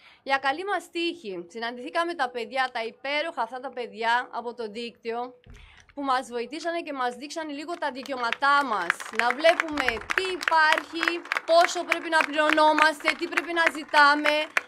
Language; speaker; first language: Greek; non-native, fluent; Romanian